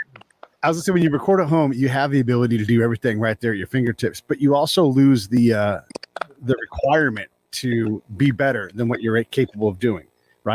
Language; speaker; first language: English; native; English